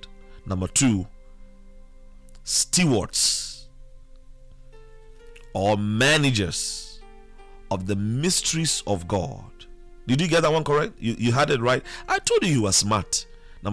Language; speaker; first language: English; non-native, local second language; Akan